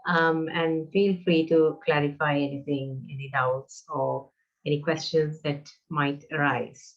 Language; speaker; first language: English; non-native, local second language; Sinhala